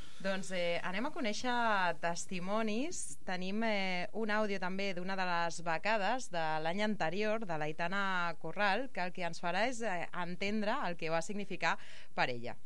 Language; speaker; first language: Catalan; native; Catalan